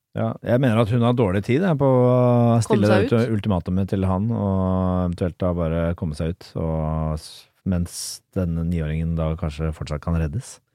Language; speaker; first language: Norwegian; early bilingual, other home language; Persian